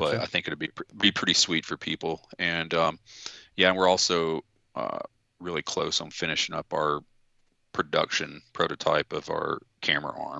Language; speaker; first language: English; native; English